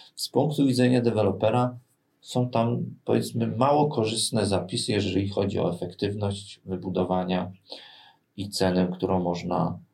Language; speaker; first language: Polish; native; Polish